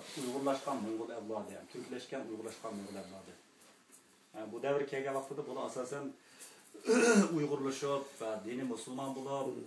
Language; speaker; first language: Uzbek; early bilingual, heritage; Uyghur